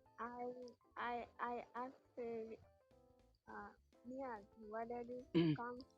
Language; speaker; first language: English; non-native, learner; Bangla